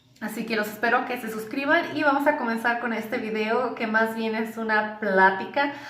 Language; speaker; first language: Spanish; native; Spanish